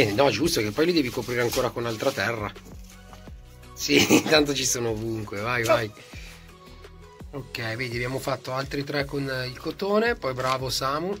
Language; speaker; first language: Italian; native; Italian